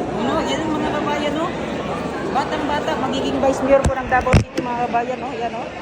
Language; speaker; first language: Filipino; non-native, local second language; Cebuano